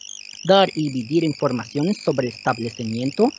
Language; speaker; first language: Spanish; non-native, fluent; Arabic